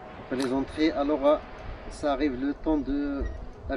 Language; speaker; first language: French; non-native, learner; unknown